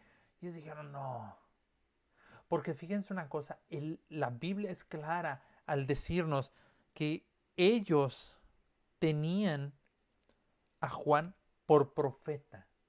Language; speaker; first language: Spanish; native; Spanish